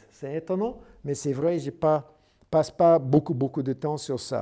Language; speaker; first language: French; non-native, learner; English